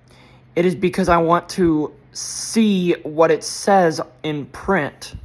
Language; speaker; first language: English; native; English